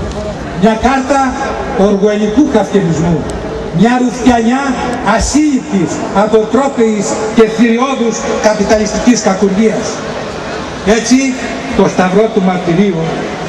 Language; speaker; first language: Greek; native; Greek